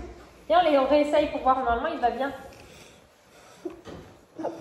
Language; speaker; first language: French; native; French